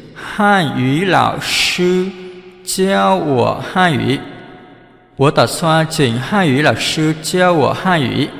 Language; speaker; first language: Chinese; non-native, fluent; Vietnamese